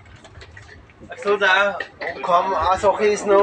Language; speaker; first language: German; native; German